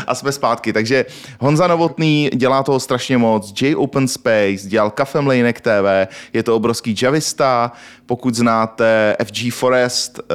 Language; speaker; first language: Czech; native; Czech